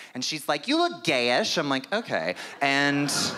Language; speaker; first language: English; native; English